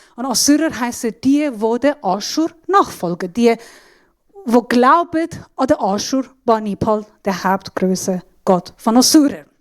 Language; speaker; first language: German; non-native, fluent; Assyrian Neo-Aramaic